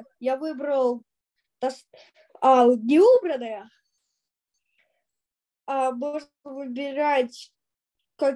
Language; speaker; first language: Russian; early bilingual, heritage; Russian